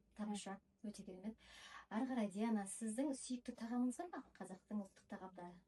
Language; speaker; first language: Kazakh; native; Kazakh